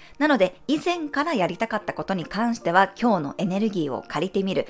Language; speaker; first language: Japanese; native; Japanese